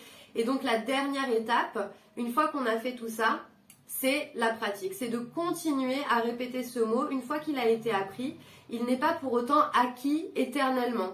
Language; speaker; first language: French; native; French